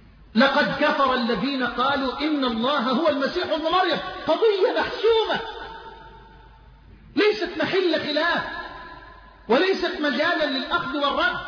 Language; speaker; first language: Arabic; native; Arabic